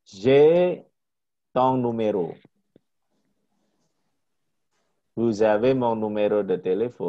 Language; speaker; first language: French; non-native, fluent; Indonesian